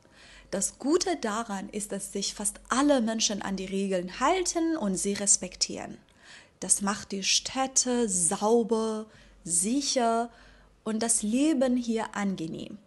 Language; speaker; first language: German; non-native, fluent; Persian